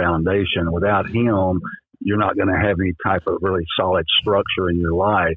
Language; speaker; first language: English; native; English